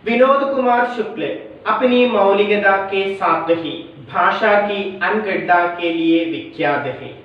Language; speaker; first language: Hindi; non-native, local second language; Malayalam